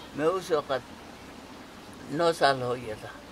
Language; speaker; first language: Hindi; non-native, local second language; Balti